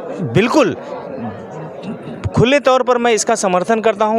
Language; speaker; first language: Hindi; native; Hindi